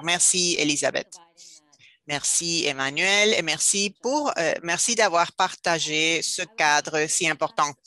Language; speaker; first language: French; non-native, fluent; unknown